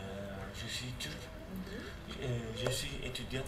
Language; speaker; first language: French; non-native, learner; Turkish